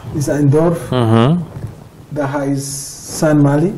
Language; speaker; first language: German; non-native, fluent; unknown